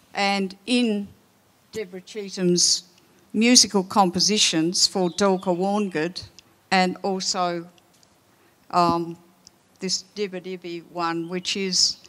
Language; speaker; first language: English; native; English